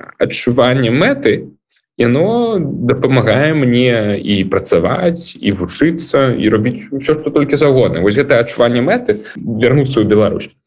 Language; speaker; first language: Belarusian; non-native, local second language; Russian